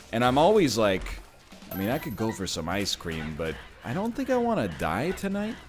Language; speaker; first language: English; native; English